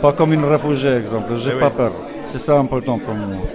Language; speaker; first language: French; non-native, learner; Albanian